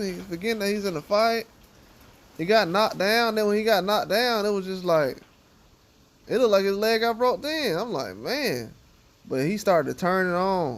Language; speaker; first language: English; native; English